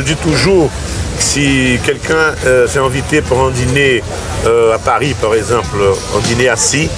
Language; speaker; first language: French; non-native, fluent; Portuguese